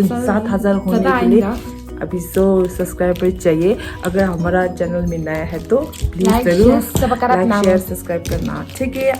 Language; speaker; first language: Hindi; non-native, local second language; Tibetan